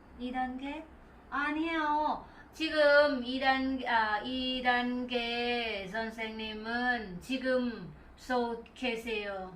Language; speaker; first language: Korean; non-native, learner; Thai